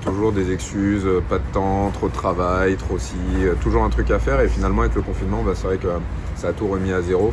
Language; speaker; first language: French; native; French